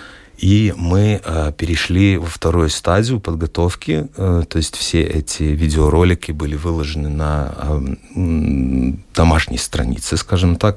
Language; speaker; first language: Russian; native; Russian